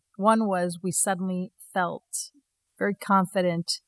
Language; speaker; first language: English; native; English